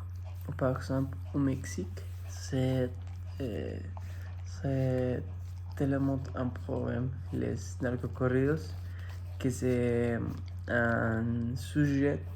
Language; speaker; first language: French; non-native, fluent; Spanish